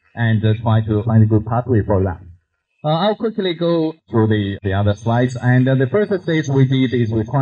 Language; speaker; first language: English; non-native, fluent; Chinese